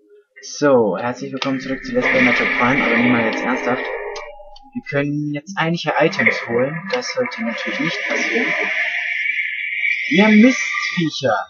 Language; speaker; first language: German; native; German